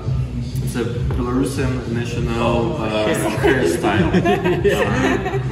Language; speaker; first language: English; non-native, learner; Belarusian